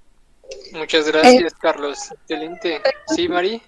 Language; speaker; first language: Spanish; native; Spanish